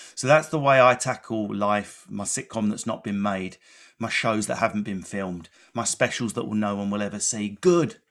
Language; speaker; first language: English; native; English